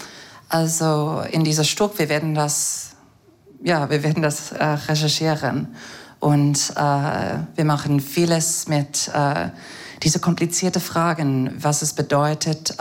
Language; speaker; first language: German; non-native, fluent; English